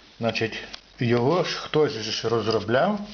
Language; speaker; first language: Ukrainian; native; Ukrainian